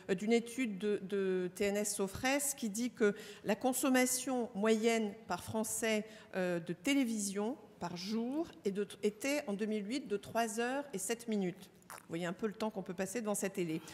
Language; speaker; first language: French; native; French